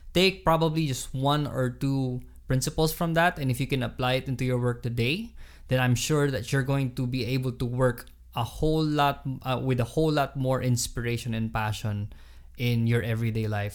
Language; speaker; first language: English; non-native, local second language; Hiligaynon